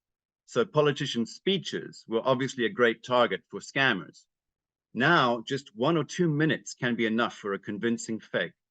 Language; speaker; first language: English; native; English